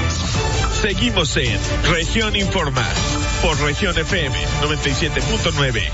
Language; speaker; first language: Spanish; native; Spanish